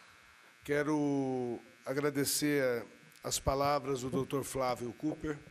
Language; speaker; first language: Portuguese; native; Portuguese